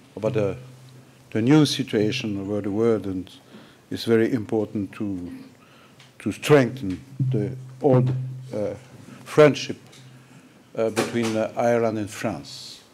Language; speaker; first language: English; non-native, learner; French